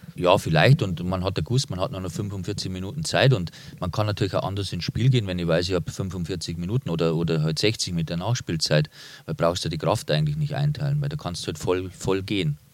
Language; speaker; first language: German; native; German